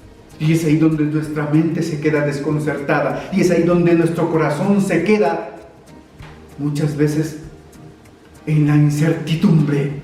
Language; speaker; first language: Spanish; native; Spanish